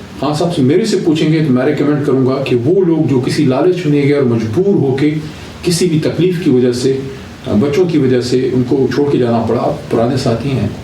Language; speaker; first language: Urdu; non-native, local second language; Pashto